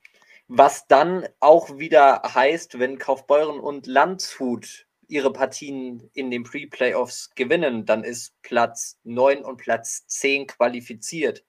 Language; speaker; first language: German; native; German